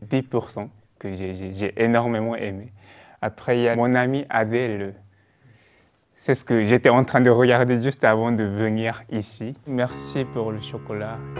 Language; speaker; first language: French; non-native, fluent; Japanese